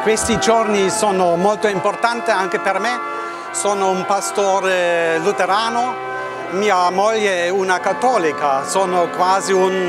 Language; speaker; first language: Italian; non-native, fluent; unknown